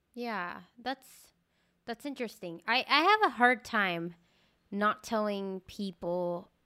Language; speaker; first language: English; early bilingual, other home language; Spanish